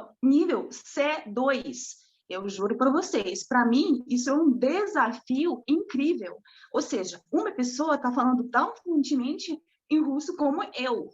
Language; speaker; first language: Portuguese; non-native, fluent; Russian